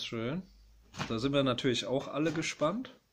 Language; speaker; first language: German; native; German